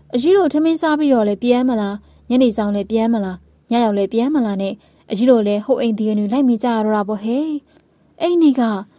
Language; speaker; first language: Burmese; native; Burmese